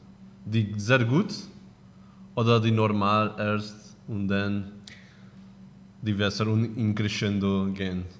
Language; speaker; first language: German; non-native, learner; Spanish